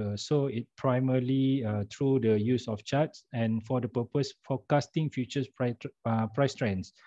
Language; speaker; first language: English; non-native, local second language; Malay